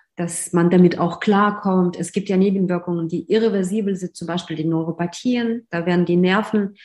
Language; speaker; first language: German; non-native, fluent; Russian